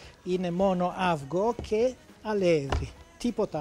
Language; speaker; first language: Greek; non-native, learner; Italian